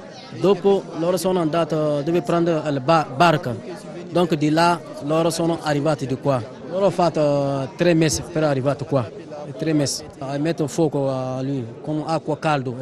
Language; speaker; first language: Italian; non-native, learner; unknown